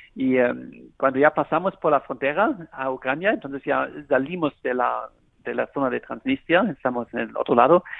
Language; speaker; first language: Spanish; non-native, fluent; German